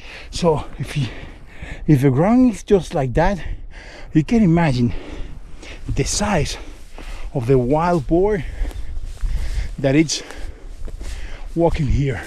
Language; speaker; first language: English; non-native, fluent; Spanish